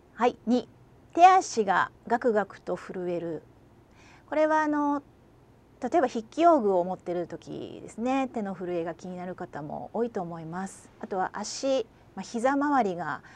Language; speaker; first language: Japanese; native; Japanese